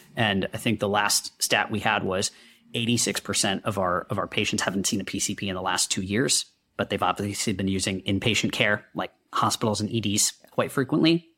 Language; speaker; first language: English; non-native, local second language; Hindi